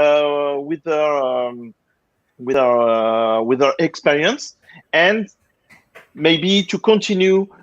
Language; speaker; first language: English; non-native, fluent; French